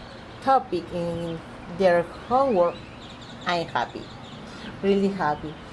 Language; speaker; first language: English; non-native, learner; Spanish